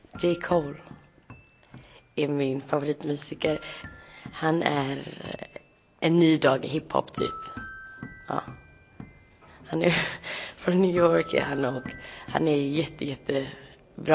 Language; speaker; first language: Swedish; early bilingual, other home language; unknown